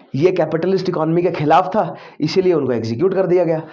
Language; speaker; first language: Hindi; native; Hindi